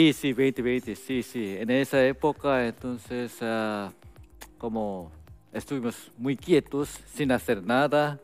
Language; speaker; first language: Spanish; non-native, fluent; Korean